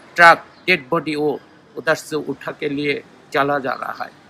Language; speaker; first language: Hindi; non-native, learner; Bangla